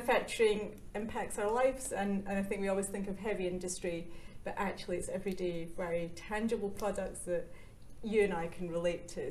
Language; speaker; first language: English; native; English